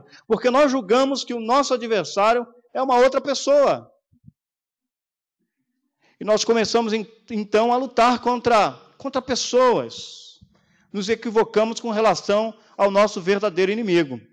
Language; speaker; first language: Portuguese; native; Portuguese